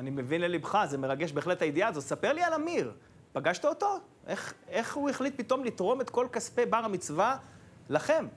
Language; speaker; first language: Hebrew; native; Hebrew